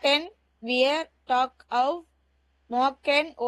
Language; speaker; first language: German; non-native, learner; Tamil